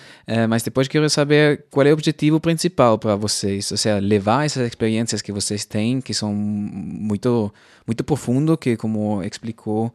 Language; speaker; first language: Portuguese; non-native, fluent; German